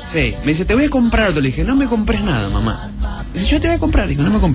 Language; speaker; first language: Spanish; native; Spanish